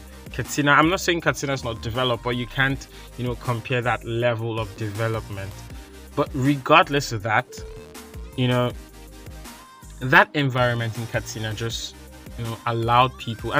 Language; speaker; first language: English; non-native, local second language; Yoruba